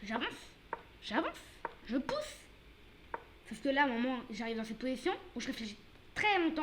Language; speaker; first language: French; native; French